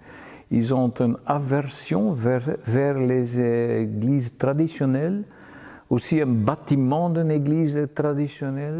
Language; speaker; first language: French; non-native, local second language; Dutch